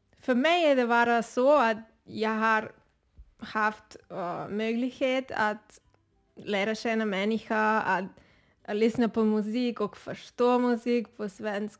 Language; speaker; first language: Swedish; non-native, learner; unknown